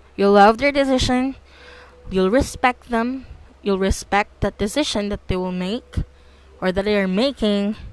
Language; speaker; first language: English; non-native, local second language; Filipino